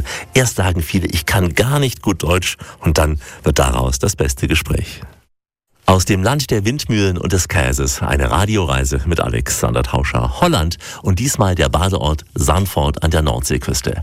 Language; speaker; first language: German; native; German